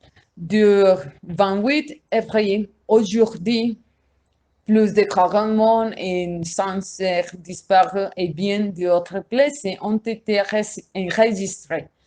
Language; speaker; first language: French; non-native, learner; Spanish